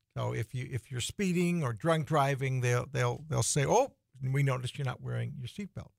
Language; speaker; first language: English; native; English